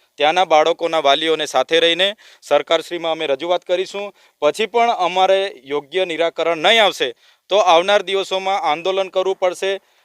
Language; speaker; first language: Gujarati; native; Gujarati